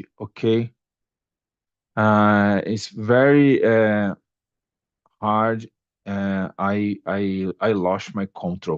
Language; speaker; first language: English; non-native, learner; Portuguese